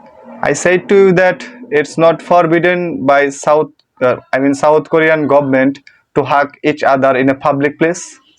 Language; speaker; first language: English; non-native, learner; Bangla